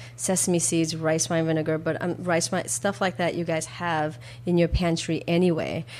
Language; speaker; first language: English; early bilingual, other home language; Korean